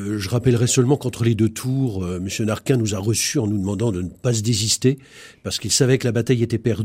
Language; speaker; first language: French; native; French